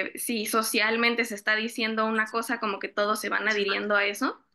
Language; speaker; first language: Spanish; native; Spanish